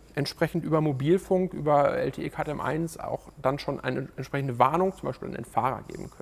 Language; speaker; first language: German; native; German